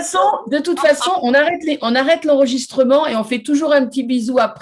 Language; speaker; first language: French; native; French